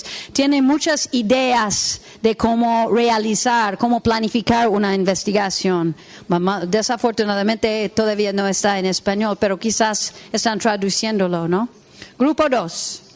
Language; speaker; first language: Spanish; non-native, fluent; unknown